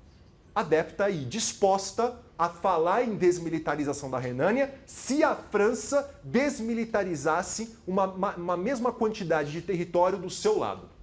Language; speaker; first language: Portuguese; native; Portuguese